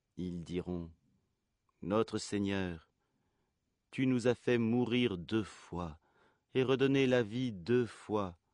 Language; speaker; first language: French; native; French